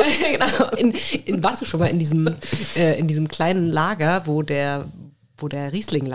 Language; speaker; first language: German; native; German